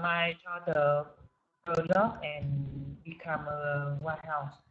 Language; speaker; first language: English; non-native, learner; Vietnamese